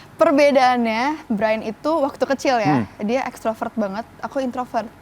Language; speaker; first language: Indonesian; early bilingual, other home language; English